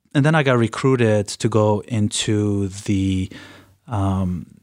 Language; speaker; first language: English; early bilingual, other home language; Persian